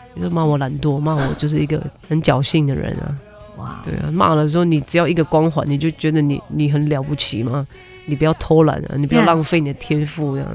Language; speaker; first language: Chinese; non-native, local second language; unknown